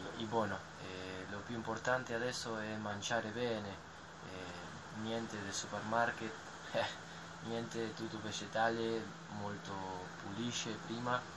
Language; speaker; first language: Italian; non-native, learner; Spanish